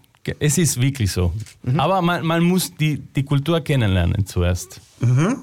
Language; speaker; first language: German; non-native, fluent; Spanish